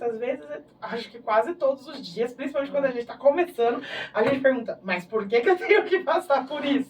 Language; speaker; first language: Portuguese; native; Portuguese